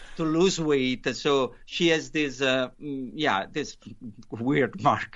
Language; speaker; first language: English; non-native, fluent; Italian